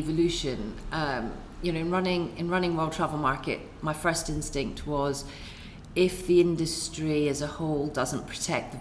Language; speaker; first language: English; native; English